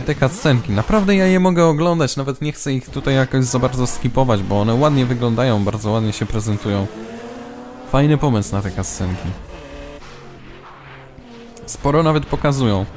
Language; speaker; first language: Polish; native; Polish